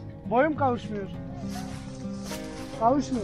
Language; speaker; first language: Turkish; native; Turkish